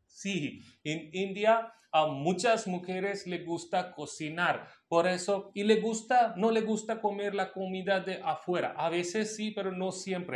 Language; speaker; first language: Spanish; non-native, local second language; Hindi